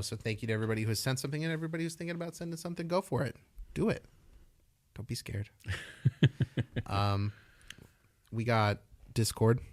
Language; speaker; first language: English; native; English